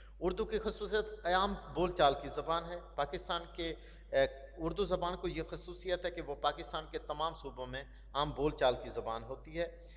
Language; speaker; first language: Urdu; non-native, local second language; Punjabi